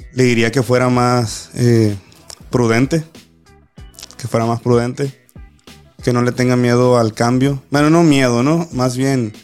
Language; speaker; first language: Spanish; native; Spanish